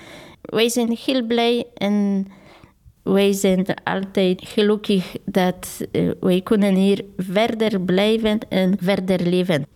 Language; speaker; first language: Dutch; non-native, fluent; Polish